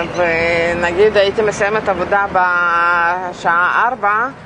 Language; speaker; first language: Hebrew; non-native, fluent; Russian